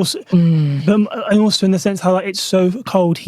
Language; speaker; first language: English; native; English